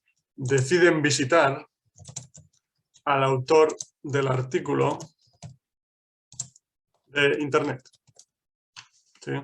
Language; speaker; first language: Spanish; non-native, fluent; English